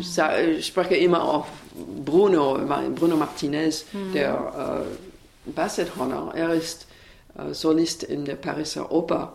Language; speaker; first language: German; non-native, learner; English